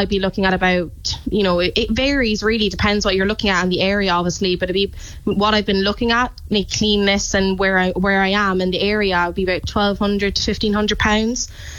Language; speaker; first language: English; native; English